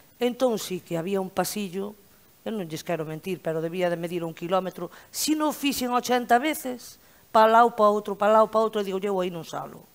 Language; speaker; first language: Galician; native; Galician